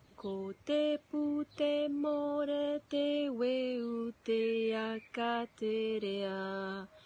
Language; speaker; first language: Māori; non-native, learner; Spanish